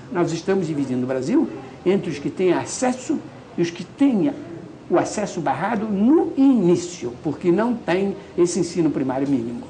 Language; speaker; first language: Portuguese; native; Portuguese